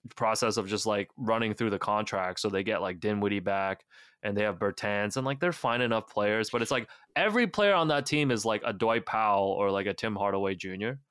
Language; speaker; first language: English; native; English